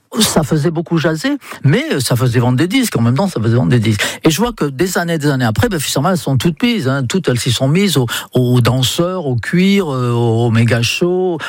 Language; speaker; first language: French; non-native, fluent; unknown